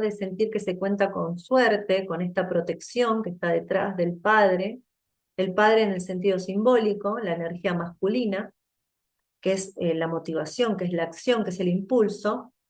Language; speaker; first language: Spanish; native; Spanish